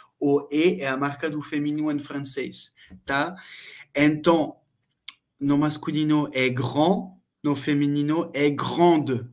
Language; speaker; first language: Portuguese; non-native, fluent; French